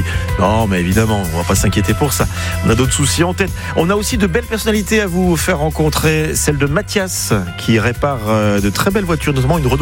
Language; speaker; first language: French; native; French